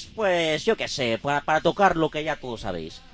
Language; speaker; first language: Spanish; native; Spanish